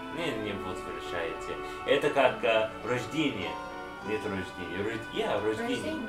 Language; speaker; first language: Russian; non-native, learner; English